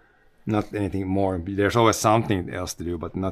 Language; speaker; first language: English; non-native, fluent; Swedish